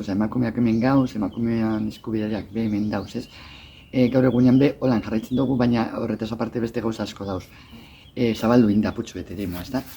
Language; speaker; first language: Basque; native; Basque